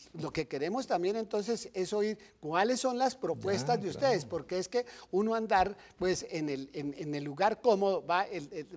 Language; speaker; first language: Spanish; native; Spanish